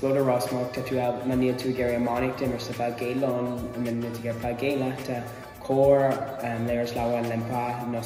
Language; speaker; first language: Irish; non-native, learner; English